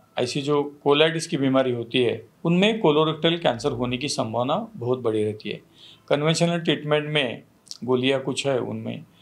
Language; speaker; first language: Hindi; non-native, local second language; Marathi